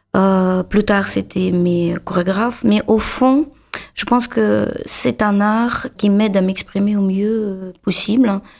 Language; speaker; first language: French; non-native, fluent; Russian